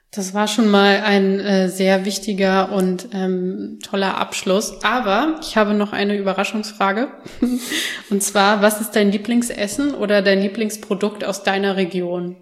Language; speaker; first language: German; native; German